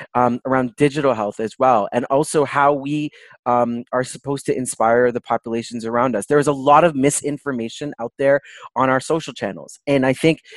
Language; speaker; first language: English; native; English